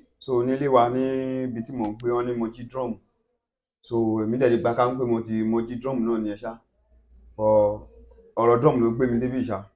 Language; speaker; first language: Yoruba; early bilingual, other home language; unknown